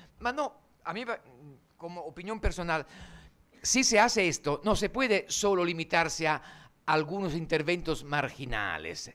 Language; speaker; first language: Spanish; non-native, fluent; Italian